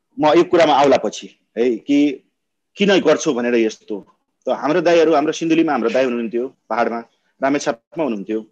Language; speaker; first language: Nepali; non-native, local second language; Maithili